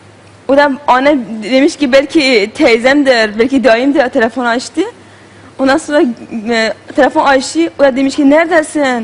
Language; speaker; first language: Turkish; non-native, learner; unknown